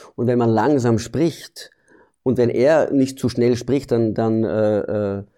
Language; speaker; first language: German; early bilingual, heritage; German